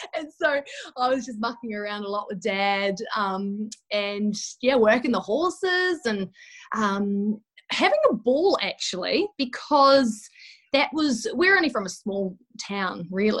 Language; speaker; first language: English; native; English